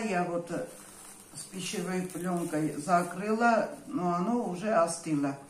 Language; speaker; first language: Russian; non-native, local second language; Armenian